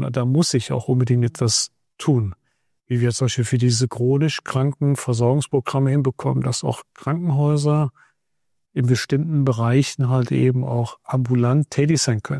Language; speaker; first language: German; native; German